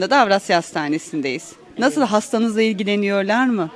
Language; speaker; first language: Turkish; native; Turkish